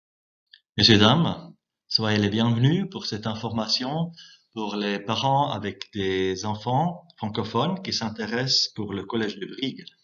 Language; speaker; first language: French; non-native, local second language; German